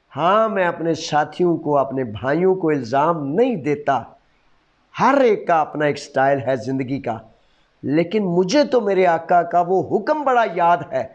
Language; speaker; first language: Urdu; non-native, local second language; Punjabi